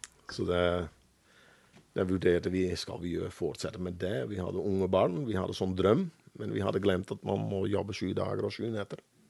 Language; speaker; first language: Norwegian; non-native, fluent; Dutch